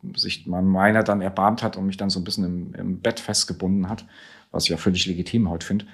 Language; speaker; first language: German; native; German